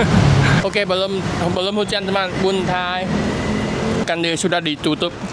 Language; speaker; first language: Indonesian; non-native, fluent; Vietnamese